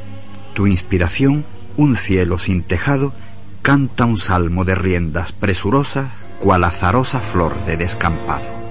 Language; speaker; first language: Spanish; native; Spanish